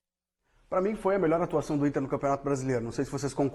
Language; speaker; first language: Portuguese; native; Portuguese